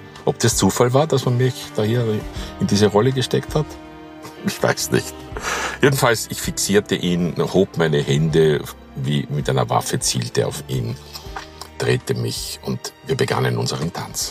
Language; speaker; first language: German; native; German